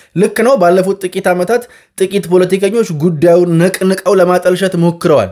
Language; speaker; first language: Amharic; native; Amharic